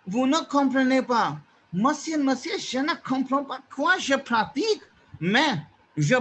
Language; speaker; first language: French; non-native, fluent; Hindi